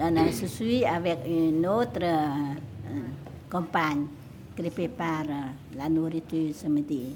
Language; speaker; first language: French; non-native, fluent; Lao